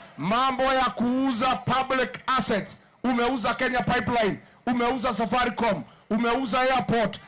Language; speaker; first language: Swahili; non-native, local second language; Kikuyu